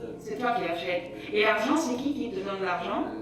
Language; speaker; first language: French; non-native, local second language; Luxembourgish